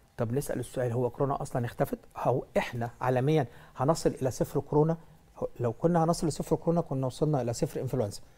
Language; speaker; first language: Egyptian Arabic; native; Egyptian Arabic